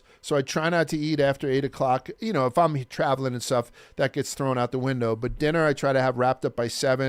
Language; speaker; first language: English; native; English